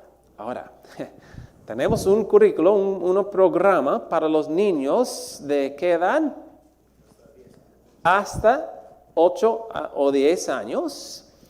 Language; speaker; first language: Spanish; non-native, fluent; English